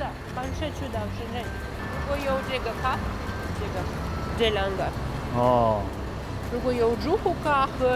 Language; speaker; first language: Chinese; non-native, learner; Russian